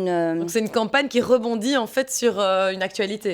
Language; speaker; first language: French; native; French